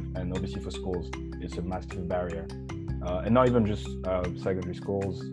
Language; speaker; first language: English; non-native, fluent; French